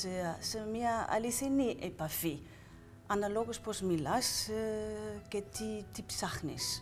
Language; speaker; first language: Greek; non-native, fluent; Dutch